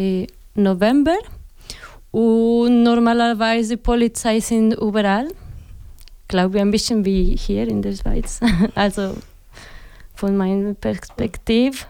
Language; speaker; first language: German; non-native, learner; Spanish